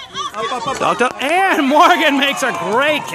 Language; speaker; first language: English; native; English